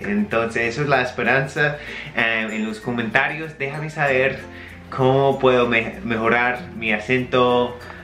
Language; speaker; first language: Spanish; non-native, fluent; English